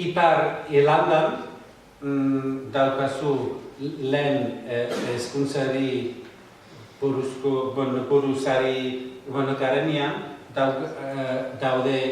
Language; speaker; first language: Basque; non-native, fluent; English